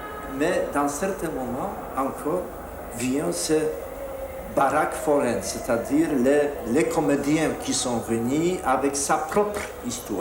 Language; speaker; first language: French; non-native, fluent; Polish